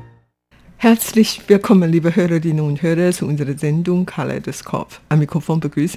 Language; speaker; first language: German; non-native, fluent; Chinese